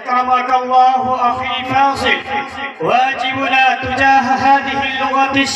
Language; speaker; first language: Arabic; non-native, learner; Urdu